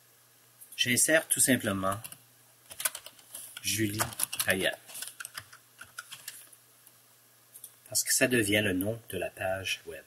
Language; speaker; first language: French; non-native, local second language; English